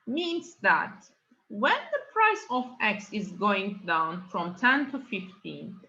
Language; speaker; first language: English; non-native, fluent; Turkish